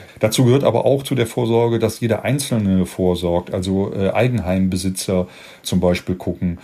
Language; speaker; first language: German; native; German